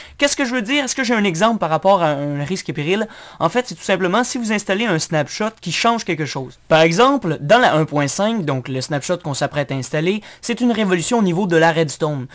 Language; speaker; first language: French; native; French